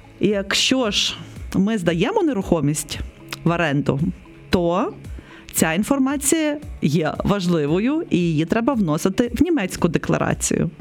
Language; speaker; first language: Ukrainian; native; Ukrainian